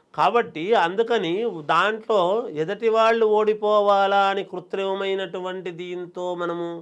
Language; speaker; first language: Telugu; native; Telugu